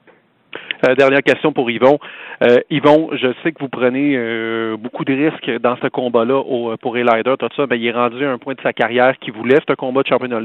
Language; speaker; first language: French; native; French